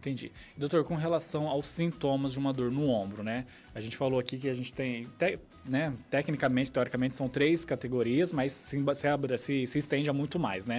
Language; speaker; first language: Portuguese; native; Portuguese